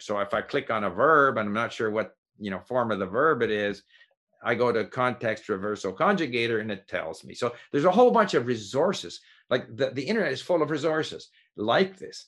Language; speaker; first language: English; native; English